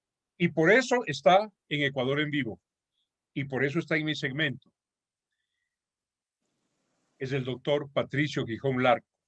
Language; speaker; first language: Spanish; native; Spanish